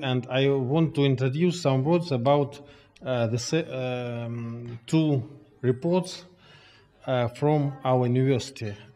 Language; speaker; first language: English; non-native, fluent; Russian